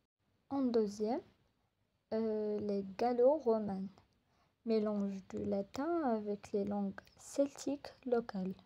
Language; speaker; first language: French; non-native, local second language; Arabic